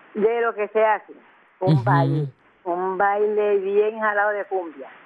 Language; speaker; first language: Spanish; native; Spanish